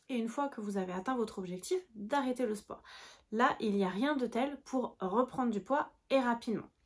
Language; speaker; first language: French; native; French